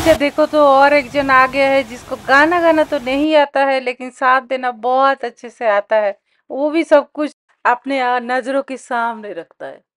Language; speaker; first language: Hindi; non-native, local second language; Bangla